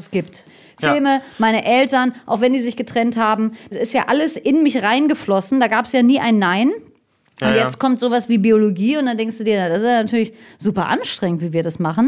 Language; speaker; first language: German; native; German